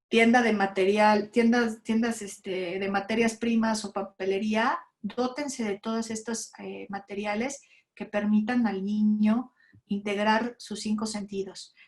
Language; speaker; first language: Spanish; native; Spanish